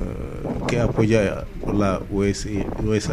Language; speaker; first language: Spanish; non-native, fluent; Wolof